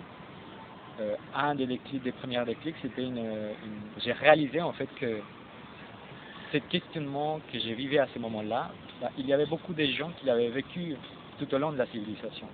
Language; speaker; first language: French; non-native, fluent; Spanish